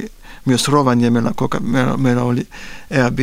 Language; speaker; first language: Finnish; non-native, fluent; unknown